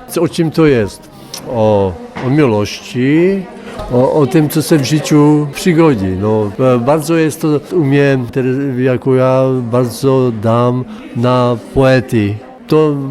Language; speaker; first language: Polish; non-native, learner; Czech